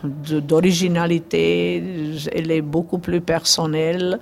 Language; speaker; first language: French; non-native, fluent; Czech